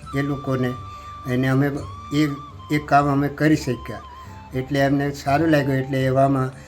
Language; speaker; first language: Gujarati; native; Gujarati